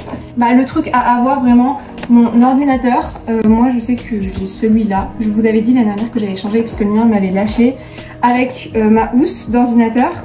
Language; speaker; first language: French; native; French